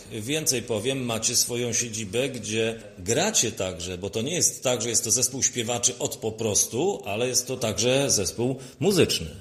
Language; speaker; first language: Polish; native; Polish